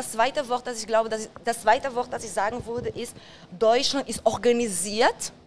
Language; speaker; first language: German; non-native, fluent; Portuguese